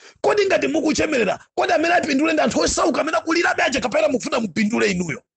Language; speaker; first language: Nyanja; non-native, local second language; Tumbuka